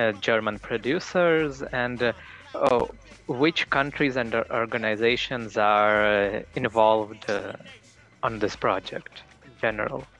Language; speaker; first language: English; non-native, fluent; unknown